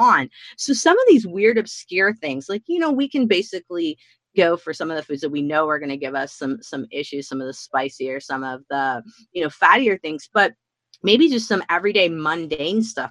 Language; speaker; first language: English; native; English